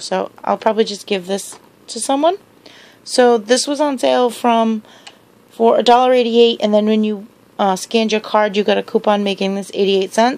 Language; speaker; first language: English; native; English